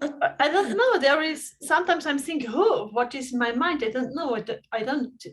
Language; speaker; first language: English; non-native, fluent; German